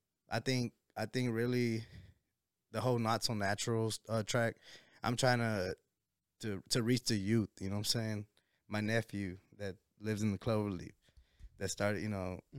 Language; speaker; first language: English; early bilingual, other home language; Spanish